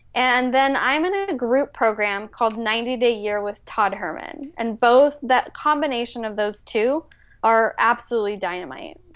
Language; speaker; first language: English; early bilingual, other home language; Spanish